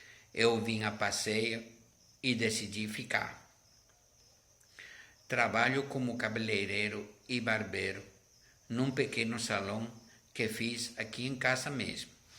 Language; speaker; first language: Portuguese; non-native, fluent; Spanish